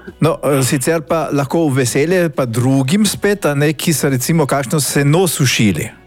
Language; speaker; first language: Slovenian; native; Slovenian